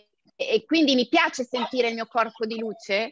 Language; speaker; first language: Italian; native; Italian